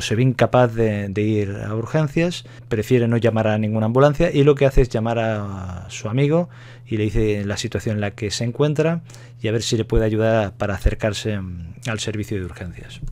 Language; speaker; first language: Spanish; native; Spanish